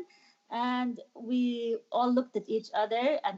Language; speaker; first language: English; non-native, fluent; Arabic